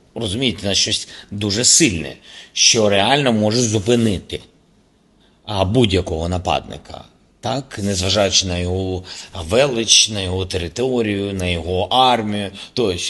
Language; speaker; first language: Ukrainian; non-native, local second language; Russian